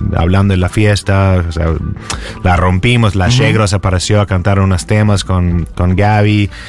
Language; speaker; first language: Spanish; non-native, fluent; English